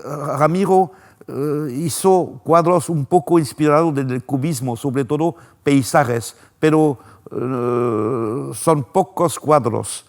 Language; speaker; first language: Spanish; non-native, fluent; French